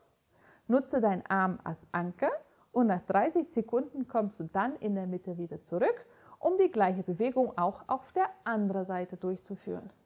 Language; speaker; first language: German; native; German